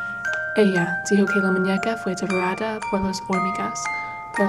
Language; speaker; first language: Spanish; non-native, learner; English